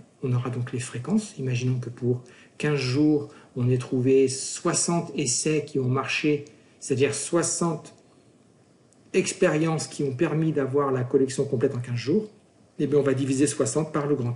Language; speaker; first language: French; native; French